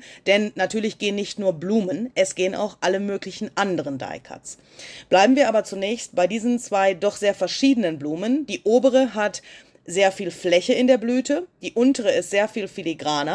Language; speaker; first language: German; native; German